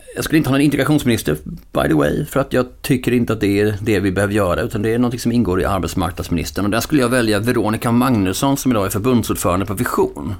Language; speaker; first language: Swedish; native; Swedish